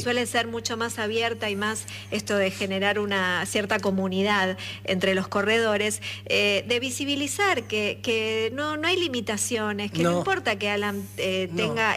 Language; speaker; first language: Spanish; native; Spanish